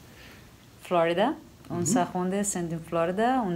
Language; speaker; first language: German; non-native, learner; Portuguese